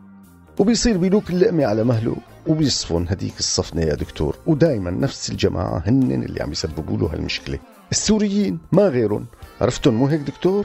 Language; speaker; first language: Arabic; native; Arabic